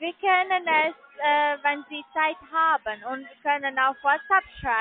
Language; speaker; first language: German; non-native, learner; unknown